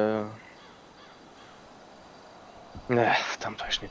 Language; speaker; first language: German; native; German